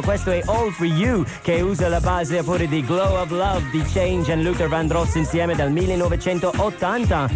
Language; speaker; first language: Italian; non-native, fluent; English